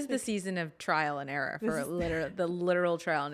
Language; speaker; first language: English; native; English